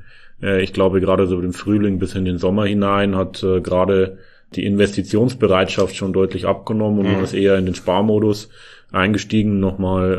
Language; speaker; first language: German; native; German